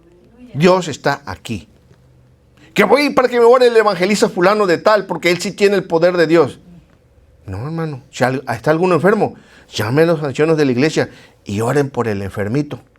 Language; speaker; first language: Spanish; native; Spanish